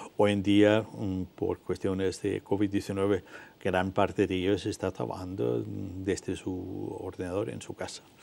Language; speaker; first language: Spanish; non-native, fluent; Danish